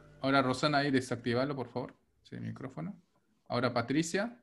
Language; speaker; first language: Spanish; non-native, fluent; Korean